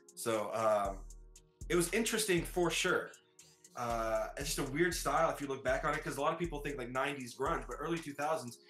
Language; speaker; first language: English; native; English